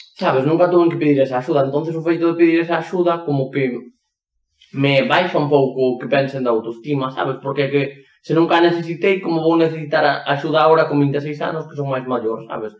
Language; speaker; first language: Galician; non-native, local second language; Spanish